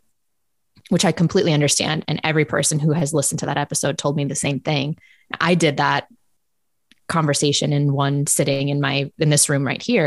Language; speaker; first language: English; native; English